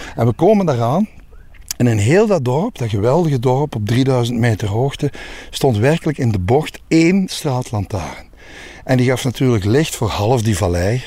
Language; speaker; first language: Dutch; native; Dutch